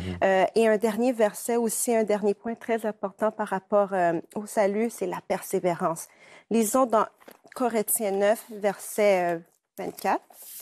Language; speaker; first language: French; native; French